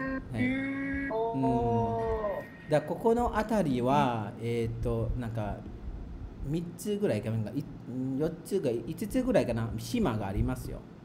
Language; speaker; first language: Japanese; non-native, fluent; Malay